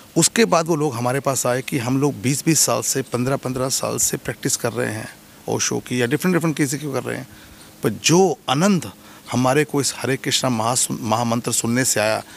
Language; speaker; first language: Hindi; native; Hindi